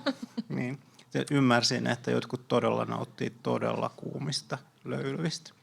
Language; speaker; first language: Finnish; native; Finnish